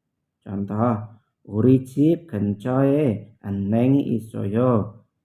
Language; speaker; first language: Korean; non-native, learner; Indonesian